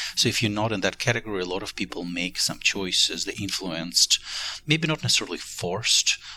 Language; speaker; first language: English; non-native, fluent; Ukrainian